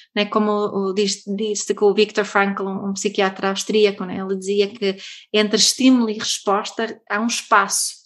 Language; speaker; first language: Portuguese; non-native, fluent; Swedish